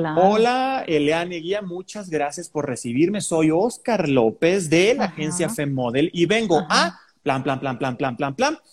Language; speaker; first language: Spanish; native; Spanish